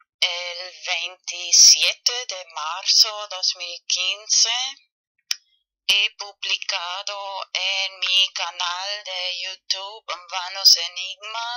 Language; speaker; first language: Spanish; non-native, fluent; German